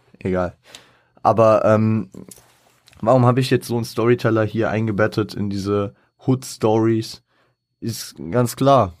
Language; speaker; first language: German; native; German